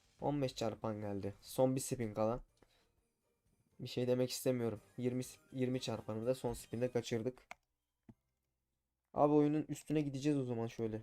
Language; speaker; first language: Turkish; native; Turkish